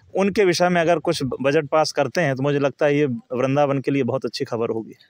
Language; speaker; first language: Hindi; native; Hindi